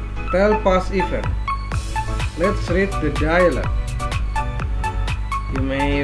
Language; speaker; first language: English; non-native, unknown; Indonesian